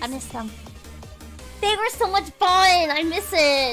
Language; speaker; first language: English; native; English